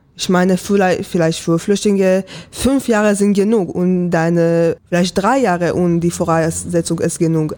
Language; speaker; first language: German; non-native, fluent; Hebrew